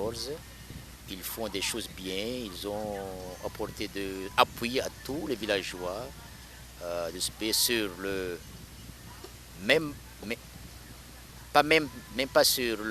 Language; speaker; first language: French; non-native, local second language; Malagasy